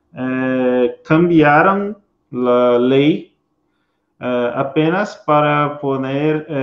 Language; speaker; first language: Spanish; non-native, learner; Portuguese